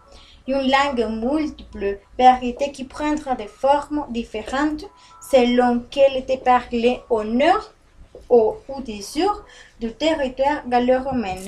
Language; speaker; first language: French; non-native, learner; Spanish